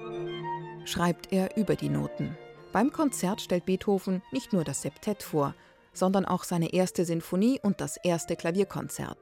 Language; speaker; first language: German; native; German